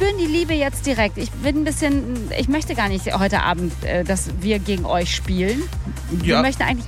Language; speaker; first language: German; native; German